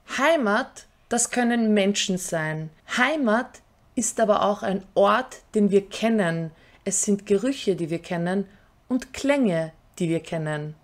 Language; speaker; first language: German; early bilingual, other home language; Albanian